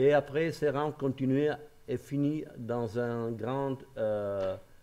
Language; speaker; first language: French; non-native, learner; Spanish